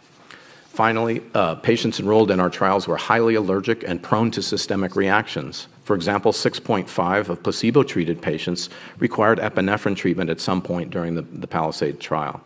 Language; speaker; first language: English; native; English